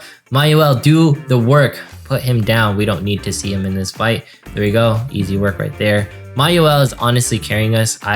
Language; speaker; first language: English; native; English